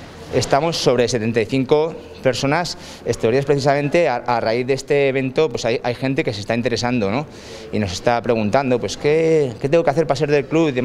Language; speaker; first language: Spanish; native; Spanish